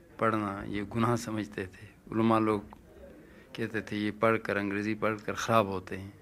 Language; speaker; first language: Urdu; non-native, local second language; Shina